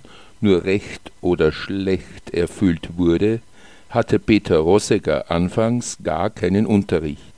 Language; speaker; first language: German; native; German